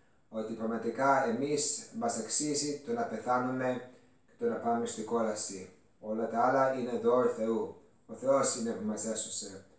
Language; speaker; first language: Greek; early bilingual, other home language; English